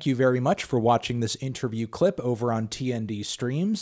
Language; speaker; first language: English; native; English